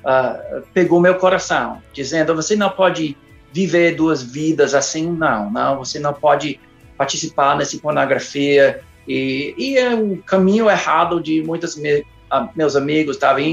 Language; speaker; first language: Portuguese; non-native, fluent; English